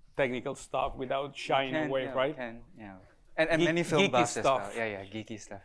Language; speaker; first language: English; non-native, fluent; Spanish